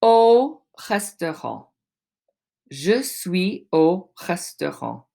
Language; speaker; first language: French; non-native, fluent; English